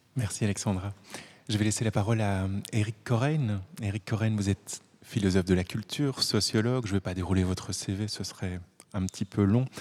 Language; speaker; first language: French; native; French